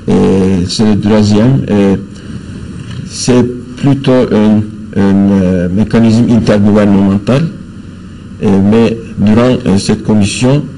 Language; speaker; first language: French; non-native, fluent; Turkish